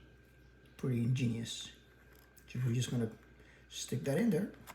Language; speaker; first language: English; native; English